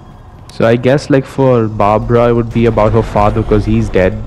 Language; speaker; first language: English; native; English